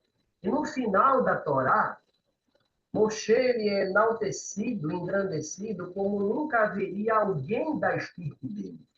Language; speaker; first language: Portuguese; native; Portuguese